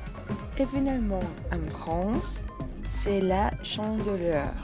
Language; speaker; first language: French; non-native, fluent; Spanish